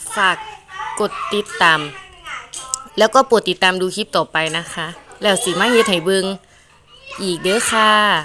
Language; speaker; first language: Thai; native; Thai